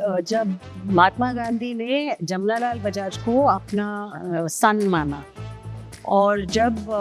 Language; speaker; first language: Hindi; non-native, local second language; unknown